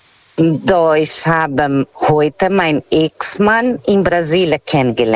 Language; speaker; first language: German; non-native, learner; Portuguese